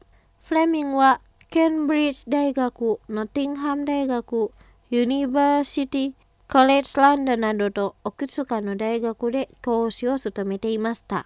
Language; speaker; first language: Japanese; non-native, fluent; Indonesian